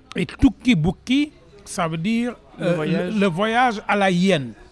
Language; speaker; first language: French; non-native, local second language; Wolof